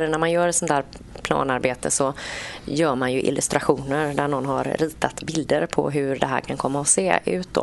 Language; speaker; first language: Swedish; native; Swedish